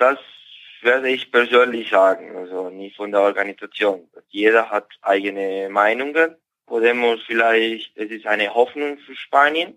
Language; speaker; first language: German; non-native, fluent; Spanish